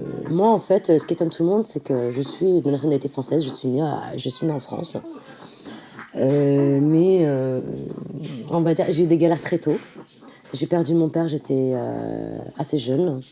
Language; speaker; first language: French; native; French